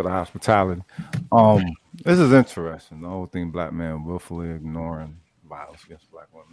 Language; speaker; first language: English; native; English